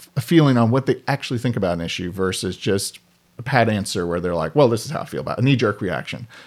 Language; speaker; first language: English; native; English